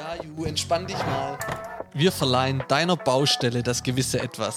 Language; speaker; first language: German; native; German